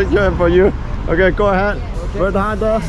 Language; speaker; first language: English; non-native, learner; Cantonese